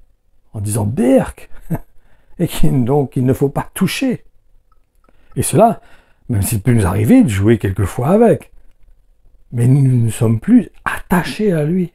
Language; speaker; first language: French; native; French